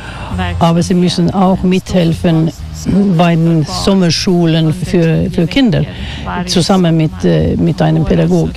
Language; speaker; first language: German; non-native, fluent; Swedish